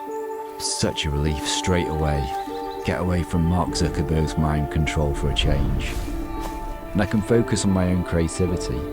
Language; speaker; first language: English; native; English